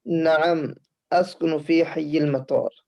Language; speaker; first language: Arabic; non-native, learner; Urdu